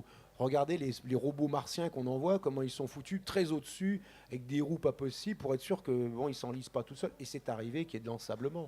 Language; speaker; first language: French; native; French